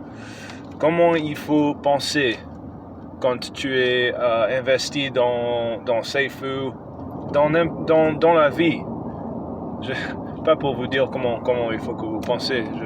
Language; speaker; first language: French; non-native, fluent; English